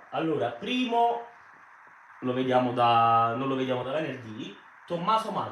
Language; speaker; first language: Italian; native; Italian